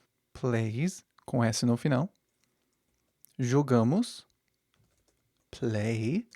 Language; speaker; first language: Portuguese; non-native, fluent; English